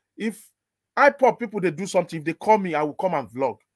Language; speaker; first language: English; non-native, local second language; Igbo